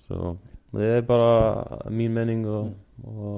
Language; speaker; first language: Norwegian; non-native, fluent; Icelandic